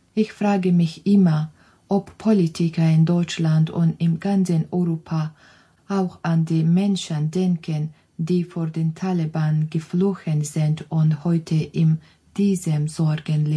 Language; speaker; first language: German; non-native, fluent; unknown